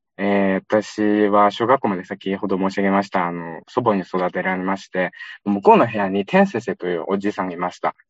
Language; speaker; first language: Japanese; non-native, fluent; Uyghur